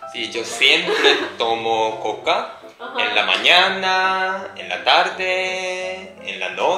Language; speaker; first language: Spanish; non-native, learner; Japanese